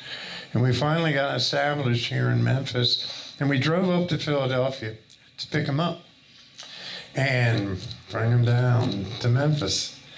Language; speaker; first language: English; native; English